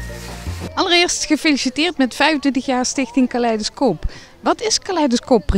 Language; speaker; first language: Dutch; native; Dutch